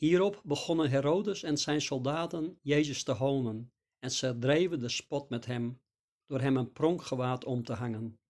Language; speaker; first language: Dutch; native; Dutch